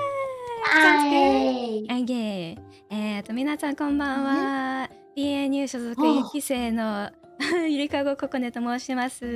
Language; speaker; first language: Japanese; native; Japanese